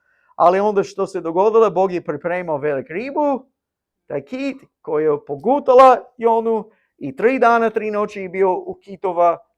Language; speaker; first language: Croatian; non-native, learner; English